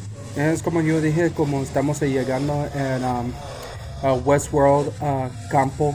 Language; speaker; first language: Spanish; early bilingual, heritage; English